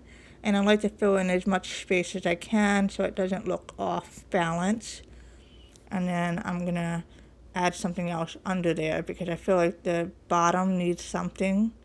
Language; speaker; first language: English; native; English